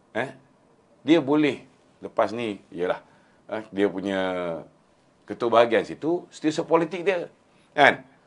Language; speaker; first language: Malay; native; Malay